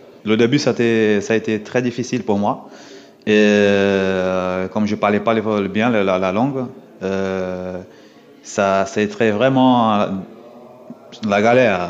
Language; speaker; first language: French; non-native, learner; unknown